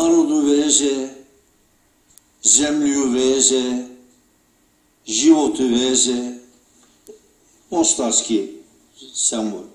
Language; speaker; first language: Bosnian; early bilingual, heritage; Turkish